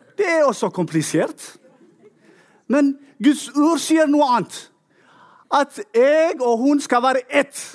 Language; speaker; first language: Norwegian; non-native, fluent; Tigrinya